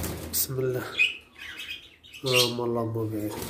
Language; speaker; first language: Arabic; native; Arabic